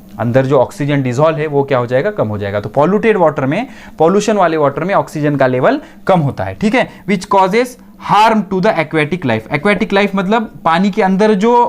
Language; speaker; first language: Hindi; non-native, local second language; Marathi